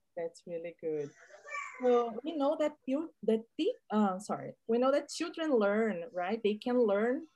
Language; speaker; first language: English; non-native, fluent; Portuguese